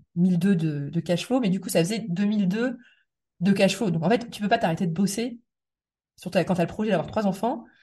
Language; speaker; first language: French; native; French